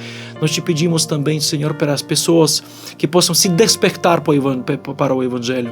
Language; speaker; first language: Portuguese; non-native, fluent; Ukrainian